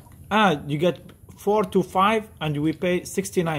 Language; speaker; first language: English; non-native, learner; French